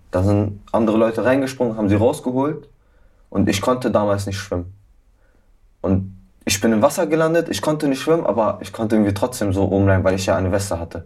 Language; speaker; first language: German; early bilingual, other home language; Arabic